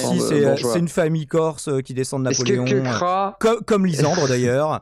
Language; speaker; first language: French; native; French